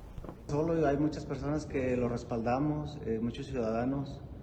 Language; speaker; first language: Spanish; native; Spanish